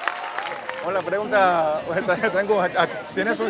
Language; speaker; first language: Spanish; non-native, learner; Korean